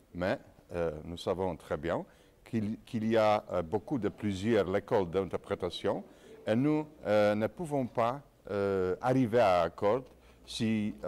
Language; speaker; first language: French; non-native, fluent; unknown